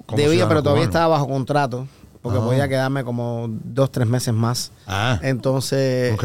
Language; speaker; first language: Spanish; native; Spanish